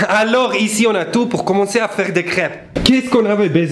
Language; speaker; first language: French; non-native, learner; Spanish